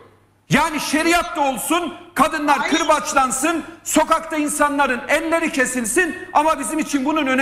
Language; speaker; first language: Turkish; native; Turkish